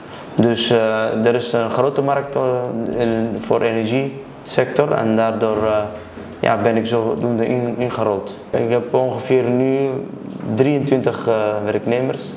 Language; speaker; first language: Dutch; early bilingual, other home language; Somali